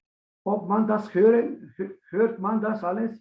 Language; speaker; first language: German; non-native, learner; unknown